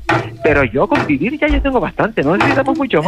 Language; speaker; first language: Spanish; native; Spanish